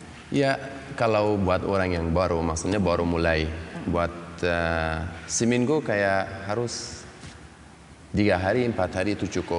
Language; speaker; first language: Indonesian; non-native, learner; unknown